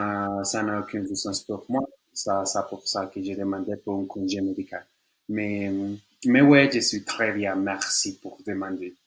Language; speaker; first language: French; non-native, learner; Spanish